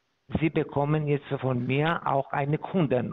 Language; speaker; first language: German; non-native, fluent; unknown